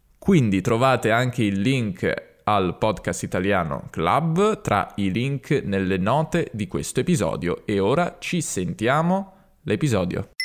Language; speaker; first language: Italian; native; Italian